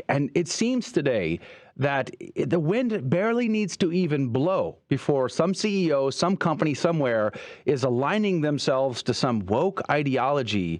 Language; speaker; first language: English; native; English